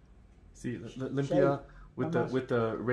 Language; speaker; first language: Spanish; non-native, learner; English